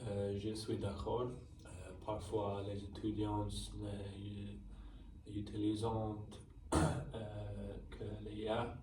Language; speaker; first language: French; non-native, learner; English